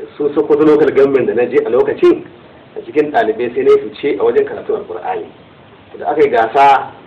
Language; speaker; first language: Hausa; non-native, local second language; Fula